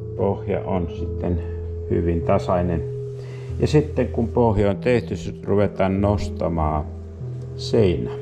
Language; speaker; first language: Finnish; non-native, fluent; Serbian